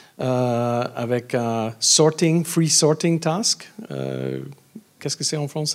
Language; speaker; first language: French; non-native, learner; English